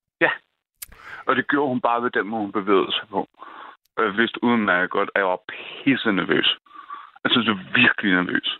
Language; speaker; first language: Danish; native; Danish